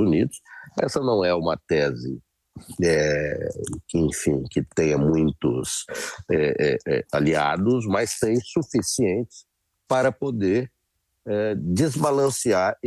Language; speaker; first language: Portuguese; native; Portuguese